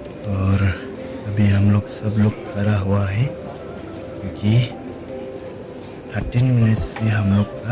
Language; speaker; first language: Hindi; non-native, local second language; Kok Borok